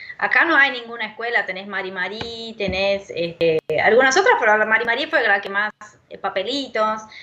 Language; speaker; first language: Spanish; non-native, fluent; Portuguese